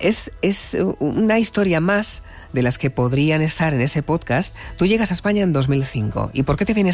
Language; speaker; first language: Spanish; native; Spanish